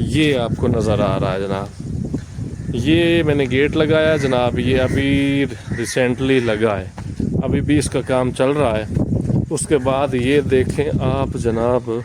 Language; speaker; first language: Urdu; non-native, local second language; Punjabi